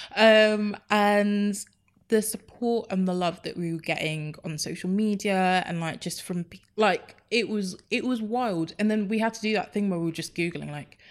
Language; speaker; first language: English; native; English